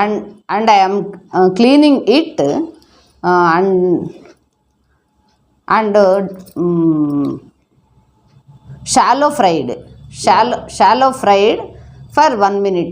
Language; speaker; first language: English; non-native, learner; Telugu